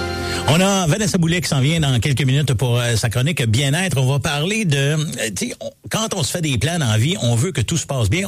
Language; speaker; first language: French; native; French